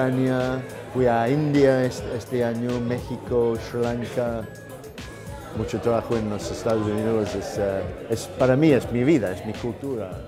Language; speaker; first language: Spanish; non-native, learner; English